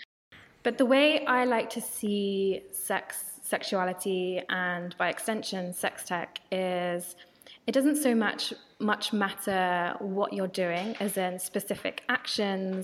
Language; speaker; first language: English; native; English